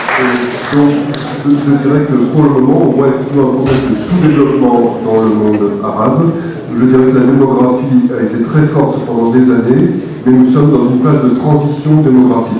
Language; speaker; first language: French; native; French